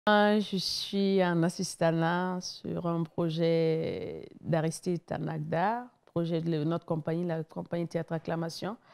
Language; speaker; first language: French; non-native, local second language; Mossi